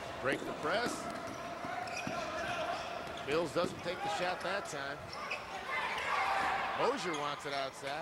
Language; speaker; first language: English; native; English